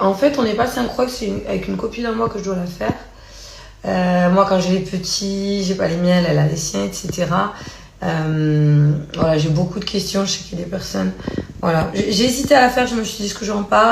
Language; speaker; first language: French; native; French